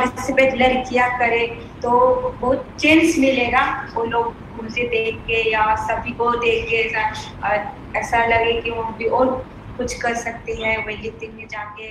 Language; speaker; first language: Hindi; non-native, local second language; Manipuri